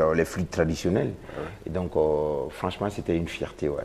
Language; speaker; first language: French; non-native, local second language; Mossi